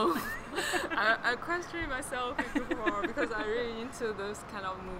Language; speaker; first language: English; non-native, fluent; Chinese